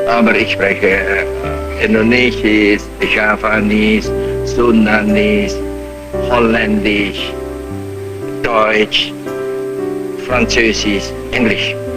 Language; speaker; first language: German; non-native, fluent; Indonesian